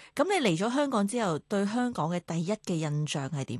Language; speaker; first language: Cantonese; native; Cantonese